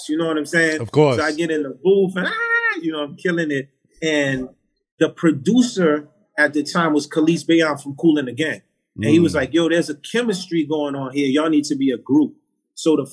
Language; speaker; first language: English; early bilingual, other home language; Haitian Creole